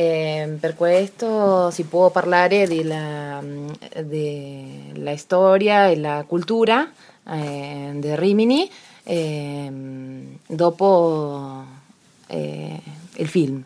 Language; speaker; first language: Italian; early bilingual, heritage; Spanish